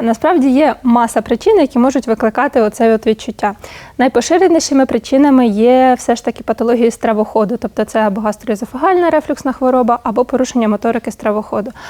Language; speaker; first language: Ukrainian; native; Ukrainian